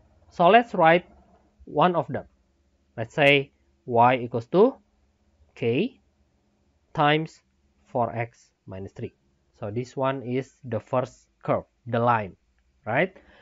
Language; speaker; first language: English; non-native, fluent; Indonesian